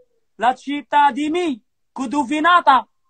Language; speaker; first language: Italian; non-native, learner; Arabic